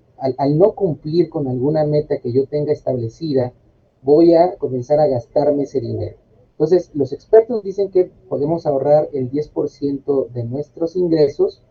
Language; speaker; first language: Spanish; native; Spanish